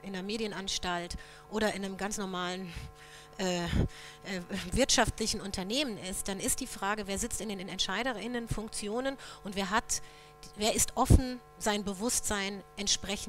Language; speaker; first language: German; native; German